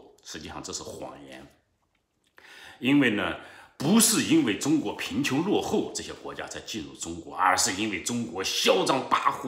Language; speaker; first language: Chinese; native; Chinese